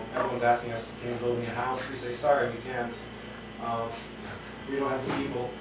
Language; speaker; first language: English; non-native, fluent; Polish